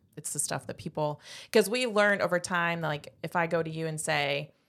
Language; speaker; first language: English; native; English